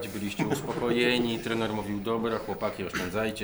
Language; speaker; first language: Polish; native; Polish